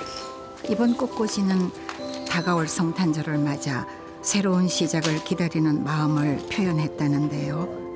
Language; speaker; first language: Korean; native; Korean